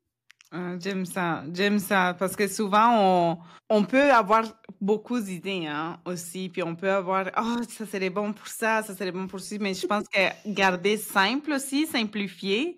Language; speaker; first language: French; non-native, fluent; Spanish